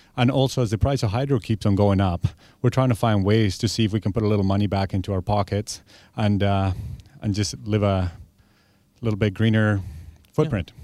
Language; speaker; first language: English; early bilingual, other home language; Spanish